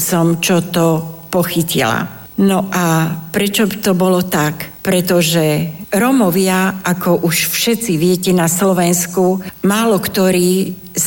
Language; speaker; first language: Slovak; non-native, local second language; Romany